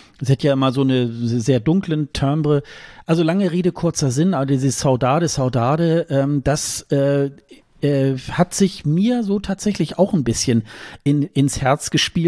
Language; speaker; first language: German; native; German